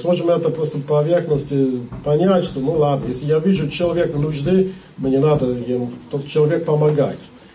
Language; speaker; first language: Russian; non-native, learner; English